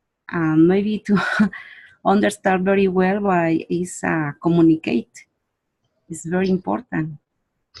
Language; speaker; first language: English; non-native, learner; Spanish